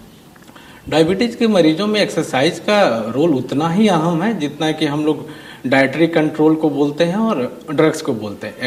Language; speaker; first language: Hindi; native; Hindi